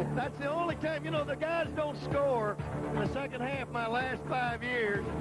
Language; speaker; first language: English; native; English